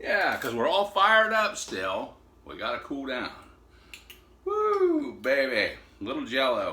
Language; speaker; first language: English; native; English